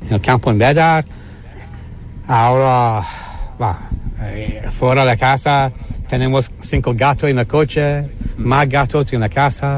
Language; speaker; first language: Spanish; non-native, learner; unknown